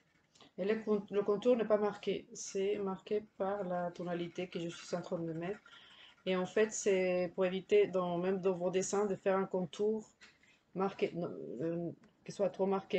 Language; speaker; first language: French; native; French